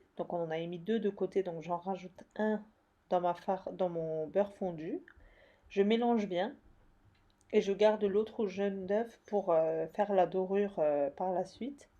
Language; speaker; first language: French; native; French